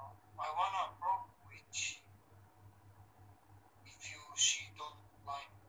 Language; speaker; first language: English; non-native, learner; Romany